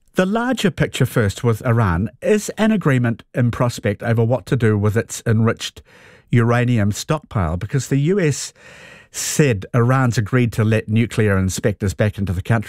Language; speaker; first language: English; native; English